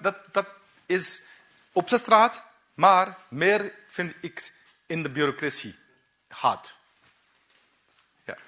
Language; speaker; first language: Dutch; non-native, learner; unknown